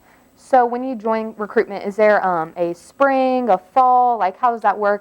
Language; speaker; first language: English; native; English